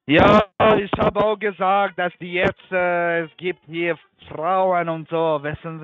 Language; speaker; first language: German; non-native, fluent; Albanian